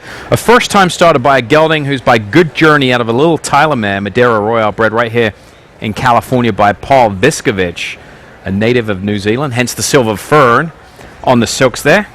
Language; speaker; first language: English; native; English